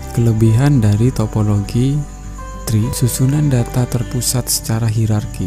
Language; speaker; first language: Indonesian; native; Indonesian